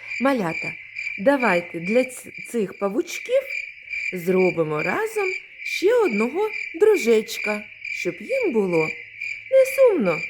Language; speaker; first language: Ukrainian; native; Ukrainian